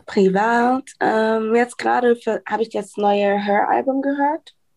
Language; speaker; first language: German; early bilingual, heritage; German